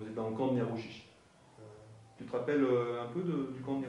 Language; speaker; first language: French; native; French